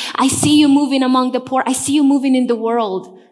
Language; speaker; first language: English; non-native, fluent; Spanish